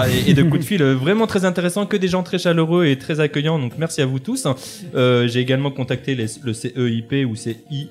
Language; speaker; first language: French; native; French